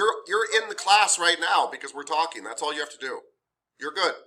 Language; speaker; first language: English; native; English